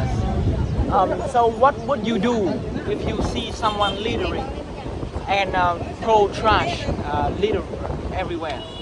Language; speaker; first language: English; non-native, learner; Vietnamese